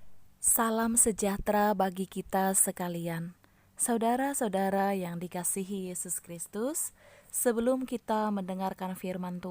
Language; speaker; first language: Malay; native; Malay